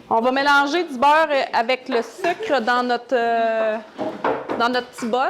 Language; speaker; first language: French; native; French